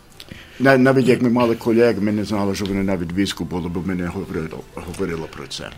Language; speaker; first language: Ukrainian; early bilingual, heritage; Ukrainian